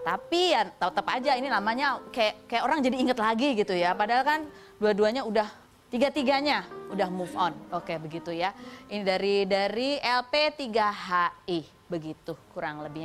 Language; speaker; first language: Indonesian; native; Indonesian